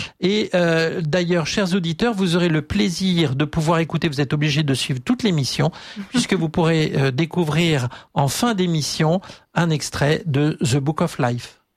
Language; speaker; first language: French; native; French